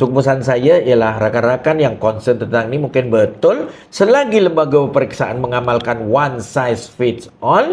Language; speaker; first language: Malay; native; Malay